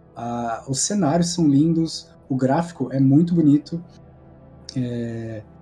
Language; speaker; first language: Portuguese; native; Portuguese